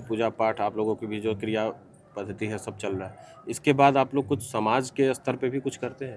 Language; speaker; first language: Hindi; native; Hindi